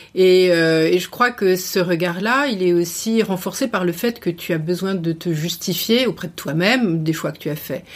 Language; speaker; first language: French; native; French